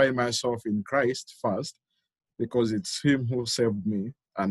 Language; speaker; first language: English; non-native, local second language; Ganda